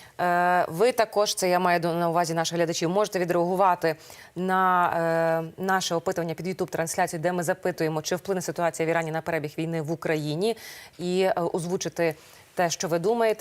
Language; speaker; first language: Ukrainian; native; Ukrainian